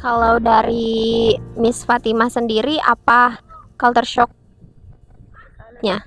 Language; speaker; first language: Indonesian; native; Indonesian